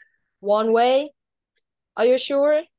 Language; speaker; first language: English; non-native, learner; Vietnamese